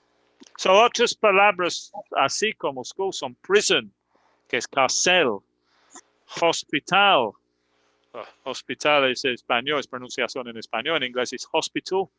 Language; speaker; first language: Spanish; non-native, fluent; English